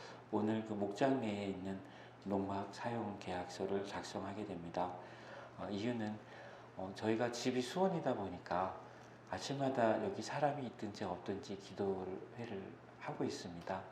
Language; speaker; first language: Korean; native; Korean